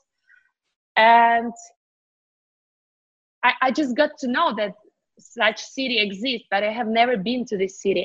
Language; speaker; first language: English; non-native, fluent; Ukrainian